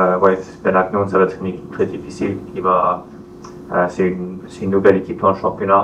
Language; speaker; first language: French; non-native, fluent; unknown